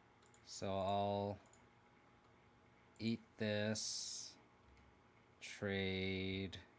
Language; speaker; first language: English; native; English